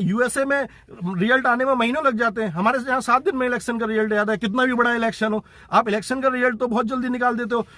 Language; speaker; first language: Hindi; native; Hindi